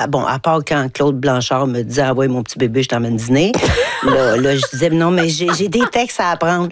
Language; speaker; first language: French; native; French